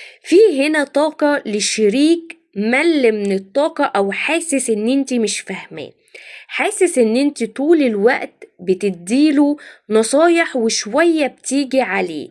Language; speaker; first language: Arabic; native; Arabic